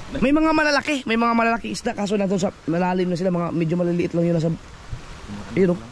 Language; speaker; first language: Filipino; non-native, local second language; Cebuano